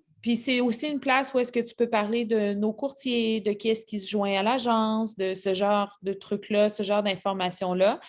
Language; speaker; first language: French; native; French